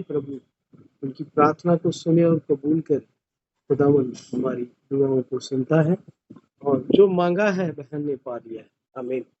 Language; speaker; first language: Hindi; non-native, local second language; Punjabi